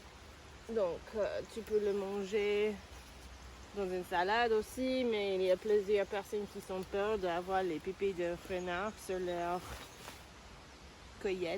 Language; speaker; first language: French; non-native, learner; English